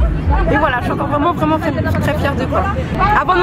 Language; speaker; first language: French; native; French